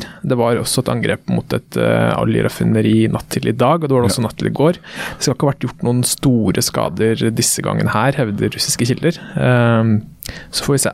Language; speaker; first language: Norwegian; native; Norwegian